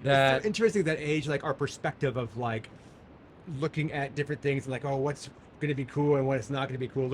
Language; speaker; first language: English; native; English